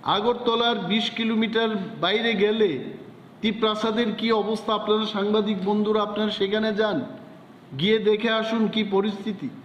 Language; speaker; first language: Bangla; non-native, local second language; Kok Borok